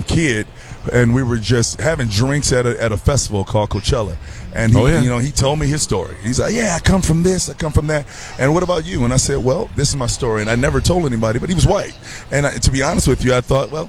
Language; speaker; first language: English; native; English